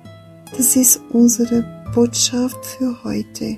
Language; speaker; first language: German; non-native, fluent; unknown